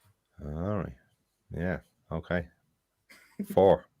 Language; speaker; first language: English; native; English